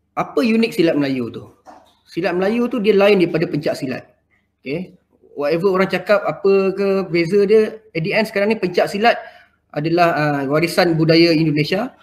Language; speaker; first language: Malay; native; Malay